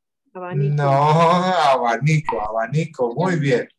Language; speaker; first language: Spanish; native; Spanish